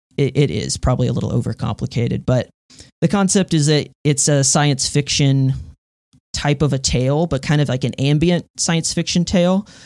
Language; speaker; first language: English; native; English